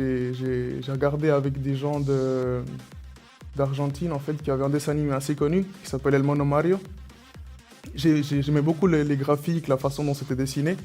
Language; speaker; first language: French; early bilingual, other home language; Spanish